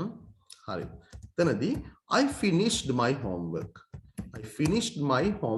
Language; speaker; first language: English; non-native, local second language; Sinhala